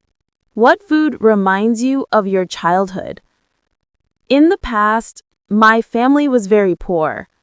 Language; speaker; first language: English; non-native, learner; Vietnamese